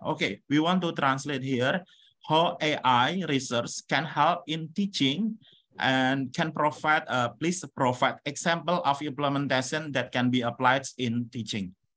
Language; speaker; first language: English; non-native, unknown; Indonesian